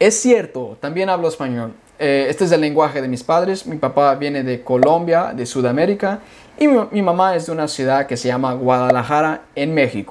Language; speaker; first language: Spanish; early bilingual, heritage; English